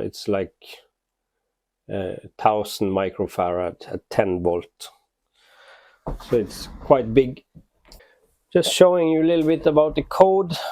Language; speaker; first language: English; non-native, fluent; Norwegian